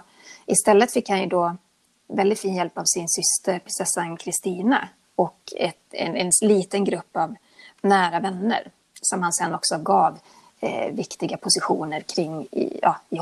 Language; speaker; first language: Swedish; native; Swedish